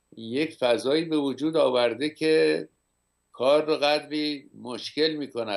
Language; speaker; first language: Persian; native; Persian